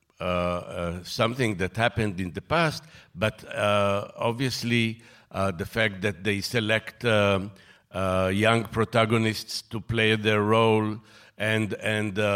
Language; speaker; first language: English; non-native, fluent; Hebrew